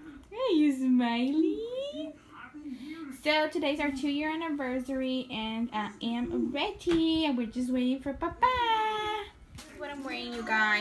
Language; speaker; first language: English; early bilingual, other home language; Spanish